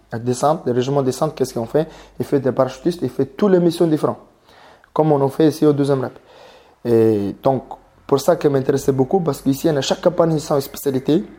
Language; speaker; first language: French; non-native, learner; Mongolian